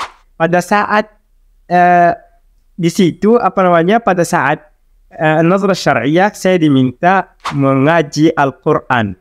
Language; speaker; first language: Indonesian; non-native, local second language; Arabic